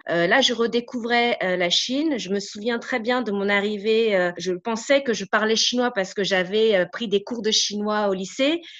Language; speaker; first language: French; native; French